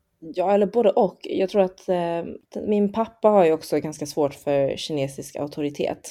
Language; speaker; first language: Swedish; early bilingual, other home language; Chinese